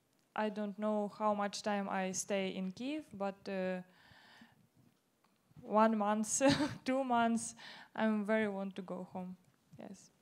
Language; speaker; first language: English; non-native, learner; Ukrainian